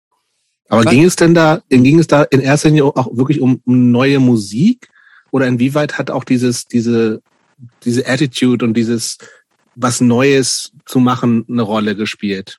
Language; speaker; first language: German; native; German